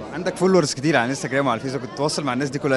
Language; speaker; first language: Arabic; native; Arabic